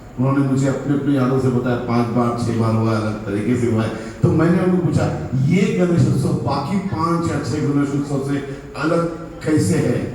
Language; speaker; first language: Hindi; non-native, local second language; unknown